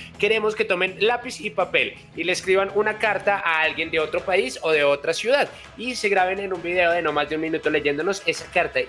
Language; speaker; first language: Spanish; native; Spanish